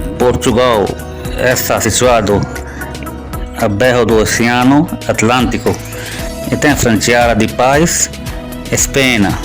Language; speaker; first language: Portuguese; non-native, learner; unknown